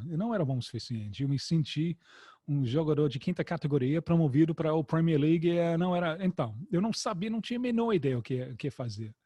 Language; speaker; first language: Portuguese; non-native, fluent; English